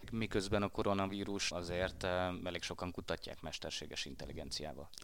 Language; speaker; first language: Hungarian; native; Hungarian